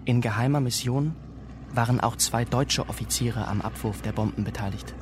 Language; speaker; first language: German; native; German